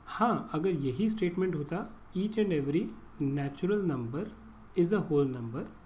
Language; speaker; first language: Hindi; native; Hindi